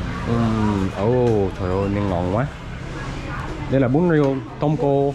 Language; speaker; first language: Vietnamese; non-native, learner; English